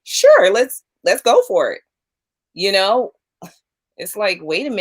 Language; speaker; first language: English; native; English